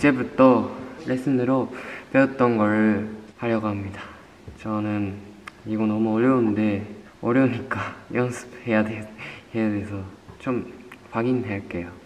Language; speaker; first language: Korean; non-native, fluent; Japanese